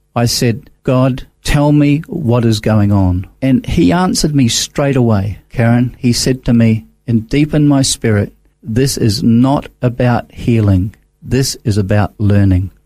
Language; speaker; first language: English; native; English